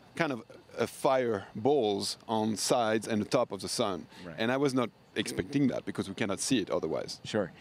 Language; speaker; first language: English; non-native, fluent; French